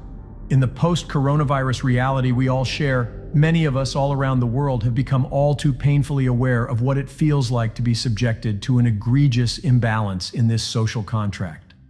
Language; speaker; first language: English; native; English